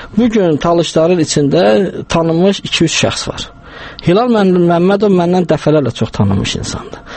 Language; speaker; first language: Azerbaijani; non-native, local second language; Talysh